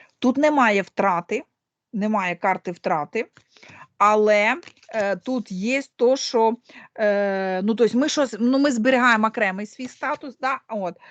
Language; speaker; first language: Ukrainian; non-native, local second language; Russian